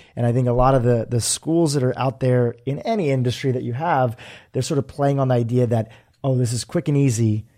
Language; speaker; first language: English; native; English